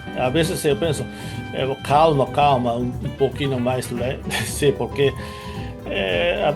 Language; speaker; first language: Portuguese; non-native, fluent; Japanese